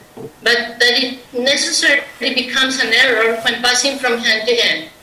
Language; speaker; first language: English; non-native, fluent; Spanish